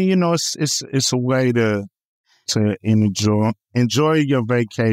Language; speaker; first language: English; native; English